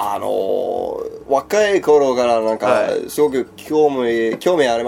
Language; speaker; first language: Japanese; non-native, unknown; Swedish